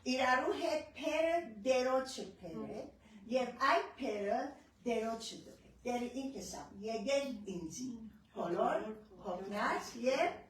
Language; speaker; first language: Armenian; early bilingual, heritage; Armenian